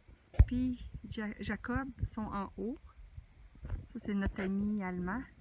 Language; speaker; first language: French; native; French